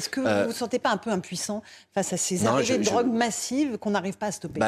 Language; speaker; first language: French; native; French